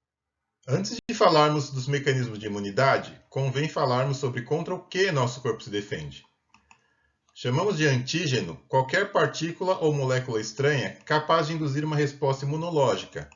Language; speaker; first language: Portuguese; native; Portuguese